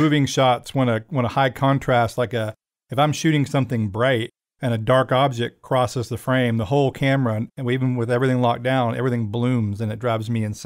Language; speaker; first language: English; native; English